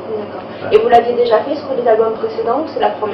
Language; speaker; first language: French; native; French